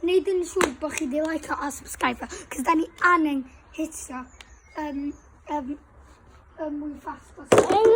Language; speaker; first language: Welsh; native; Welsh